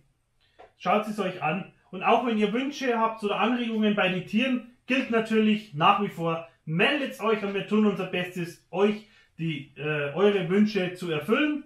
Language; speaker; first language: German; native; German